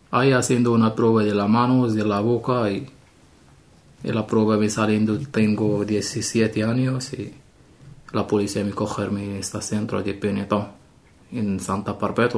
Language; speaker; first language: Spanish; non-native, learner; Arabic